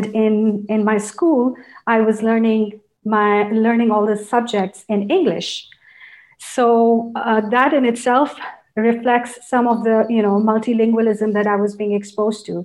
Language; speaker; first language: English; non-native, local second language; Urdu